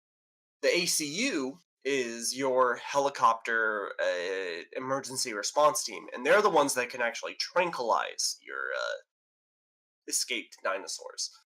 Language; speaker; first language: English; native; English